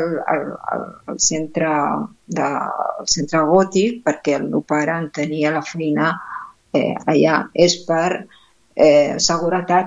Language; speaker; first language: Catalan; non-native, fluent; Arabic